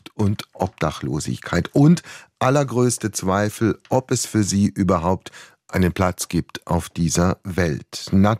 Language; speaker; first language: German; native; German